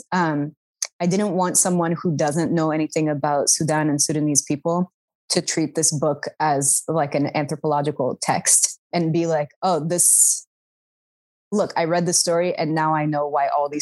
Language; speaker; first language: English; early bilingual, other home language; Arabic